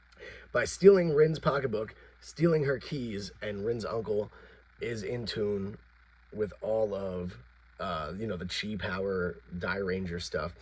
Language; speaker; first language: English; native; English